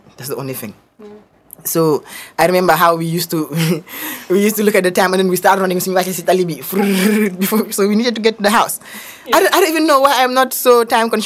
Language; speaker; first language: English; non-native, local second language; Wolof